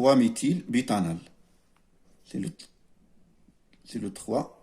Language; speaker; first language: French; non-native, local second language; Arabic